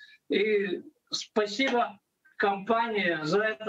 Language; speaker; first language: Russian; non-native, local second language; Latvian